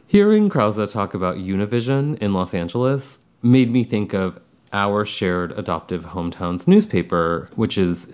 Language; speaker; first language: English; early bilingual, other home language; Bangla